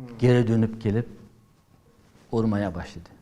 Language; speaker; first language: Turkish; non-native, learner; Uyghur